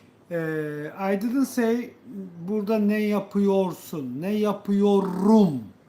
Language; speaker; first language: Turkish; native; Turkish